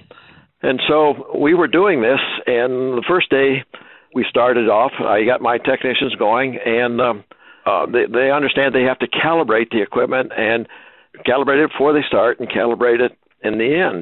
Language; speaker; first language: English; native; English